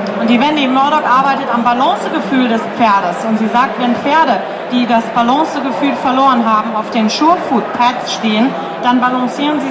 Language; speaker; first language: German; native; German